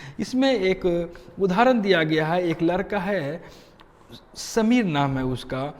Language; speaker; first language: Hindi; native; Hindi